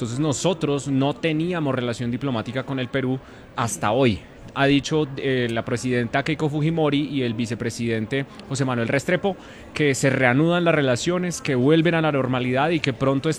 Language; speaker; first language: Spanish; native; Spanish